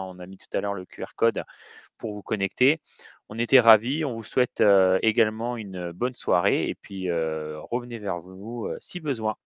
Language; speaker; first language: French; native; French